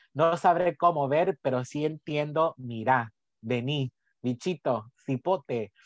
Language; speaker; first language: Spanish; early bilingual, heritage; Spanish